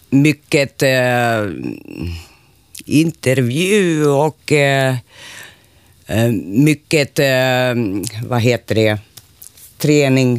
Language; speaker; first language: Swedish; non-native, learner; Finnish